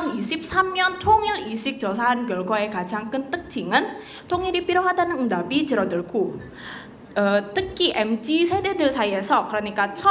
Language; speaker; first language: Korean; non-native, learner; Indonesian